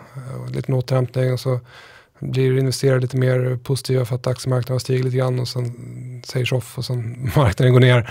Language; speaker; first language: Swedish; native; Swedish